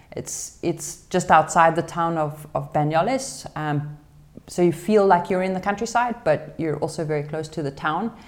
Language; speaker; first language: English; native; English